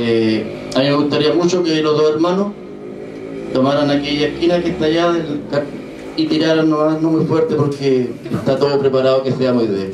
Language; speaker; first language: Spanish; native; Spanish